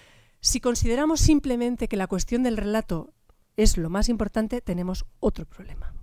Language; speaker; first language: Spanish; native; Spanish